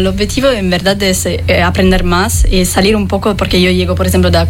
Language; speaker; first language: Spanish; non-native, fluent; Italian